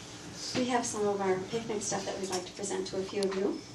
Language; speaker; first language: English; native; English